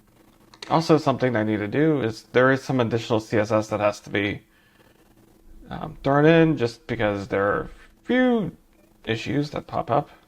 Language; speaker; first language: English; native; English